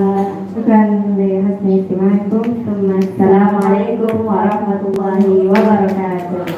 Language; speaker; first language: Arabic; non-native, learner; Indonesian